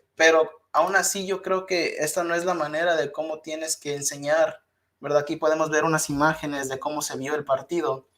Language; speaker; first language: Spanish; early bilingual, heritage; Spanish